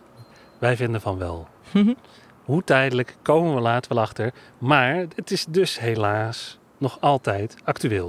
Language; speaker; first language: Dutch; native; Dutch